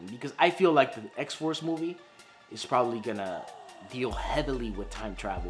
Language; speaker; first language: English; native; English